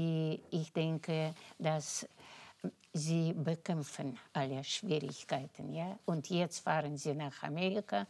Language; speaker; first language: German; non-native, fluent; Russian